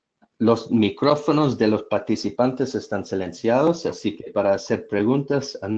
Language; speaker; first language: Spanish; non-native, fluent; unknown